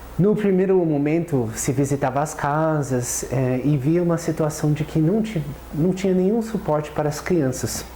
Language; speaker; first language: Portuguese; non-native, fluent; English